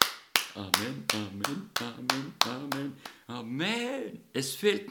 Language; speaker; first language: German; non-native, learner; Estonian